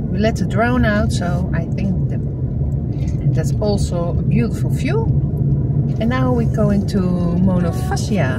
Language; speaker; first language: English; non-native, fluent; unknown